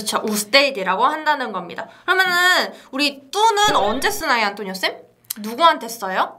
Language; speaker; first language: Korean; native; Korean